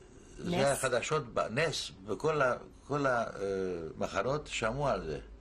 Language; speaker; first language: Hebrew; non-native, fluent; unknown